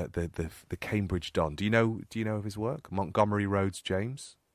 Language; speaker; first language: English; native; English